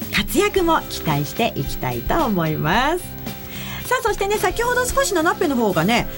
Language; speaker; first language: Japanese; native; Japanese